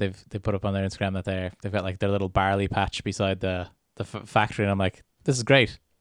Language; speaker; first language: English; native; English